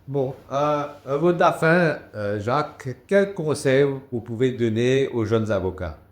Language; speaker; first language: French; non-native, local second language; Morisyen